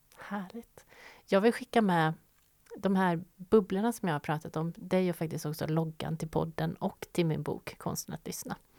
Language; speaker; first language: Swedish; native; Swedish